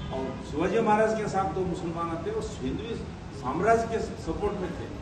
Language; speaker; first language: Hindi; non-native, local second language; Kannada